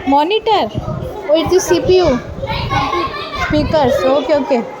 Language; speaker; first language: English; non-native, local second language; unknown